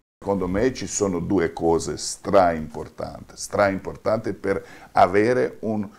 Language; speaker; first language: Italian; non-native, fluent; Croatian